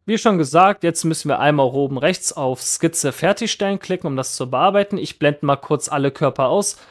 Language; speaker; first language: German; native; German